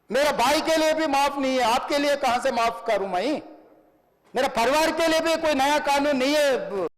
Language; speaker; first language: Hindi; non-native, local second language; Telugu